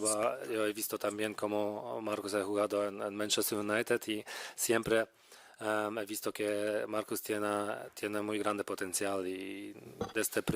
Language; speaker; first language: Spanish; non-native, fluent; Polish